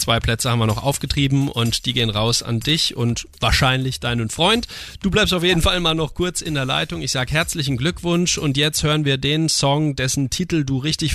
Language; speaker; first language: German; native; German